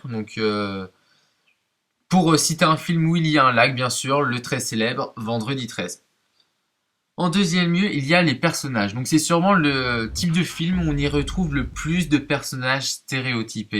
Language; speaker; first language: French; native; French